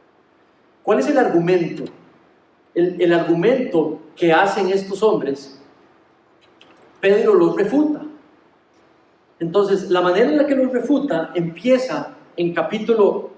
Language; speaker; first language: Spanish; native; Spanish